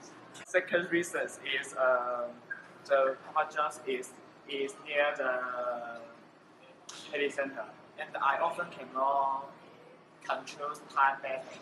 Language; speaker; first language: English; non-native, learner; Chinese